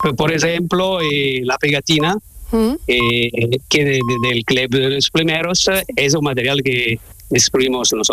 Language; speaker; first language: Spanish; non-native, learner; Italian